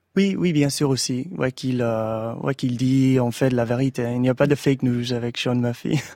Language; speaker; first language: French; non-native, fluent; English